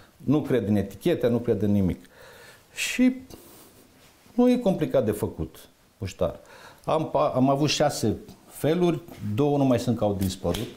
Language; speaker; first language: Romanian; native; Romanian